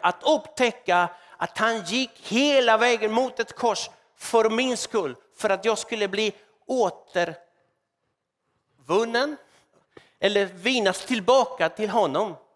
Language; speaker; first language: Swedish; non-native, fluent; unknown